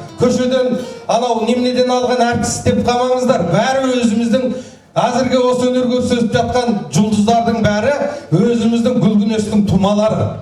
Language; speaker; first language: Kazakh; native; Kazakh